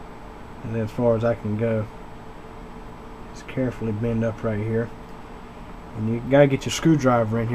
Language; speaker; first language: English; native; English